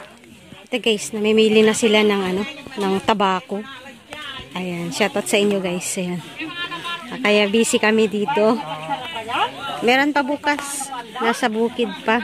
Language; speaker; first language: Filipino; non-native, local second language; Iloko